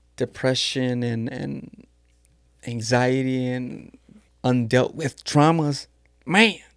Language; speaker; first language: English; early bilingual, other home language; Spanish